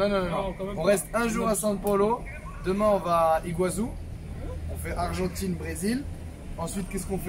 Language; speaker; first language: French; native; French